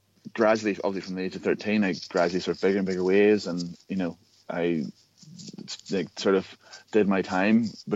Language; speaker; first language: English; native; English